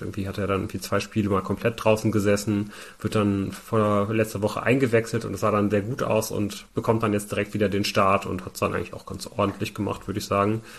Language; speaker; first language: German; native; German